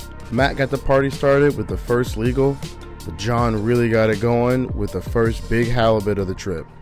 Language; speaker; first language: English; native; English